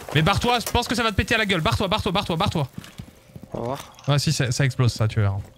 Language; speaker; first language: French; native; French